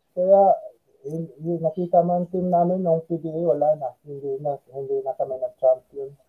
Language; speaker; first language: Filipino; non-native, local second language; Cebuano